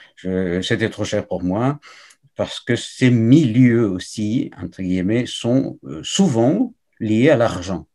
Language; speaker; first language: French; non-native, fluent; Spanish